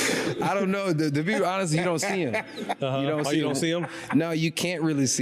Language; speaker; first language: English; native; English